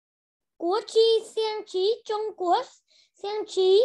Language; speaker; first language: Chinese; non-native, learner; Vietnamese